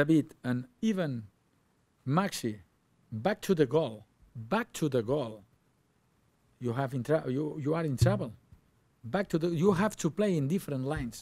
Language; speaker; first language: English; non-native, learner; Catalan